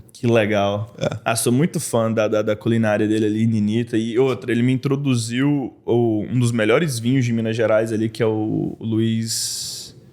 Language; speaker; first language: Portuguese; native; Portuguese